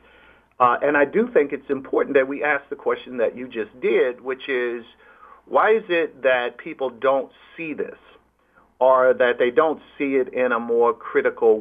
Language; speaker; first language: English; native; English